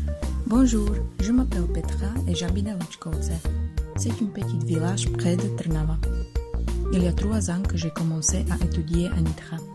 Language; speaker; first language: French; non-native, learner; Slovak